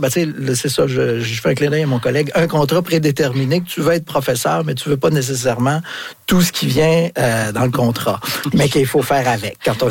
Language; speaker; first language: French; native; French